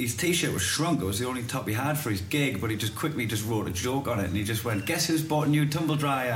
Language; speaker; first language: English; native; English